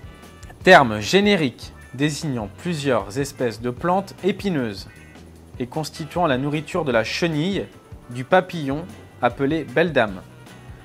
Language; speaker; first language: French; native; French